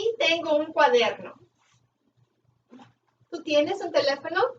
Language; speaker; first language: Spanish; non-native, fluent; English